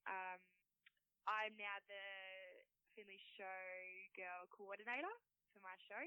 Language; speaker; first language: English; native; English